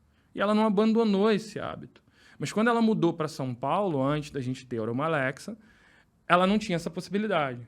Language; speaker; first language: Portuguese; native; Portuguese